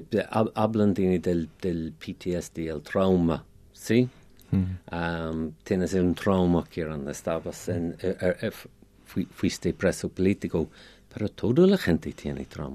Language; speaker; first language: Spanish; non-native, fluent; English